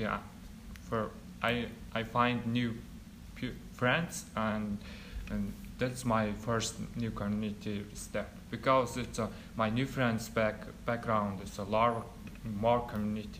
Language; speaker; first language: English; non-native, learner; Mongolian